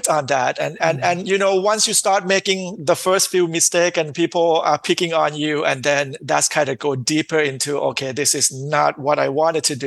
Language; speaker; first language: English; non-native, fluent; Thai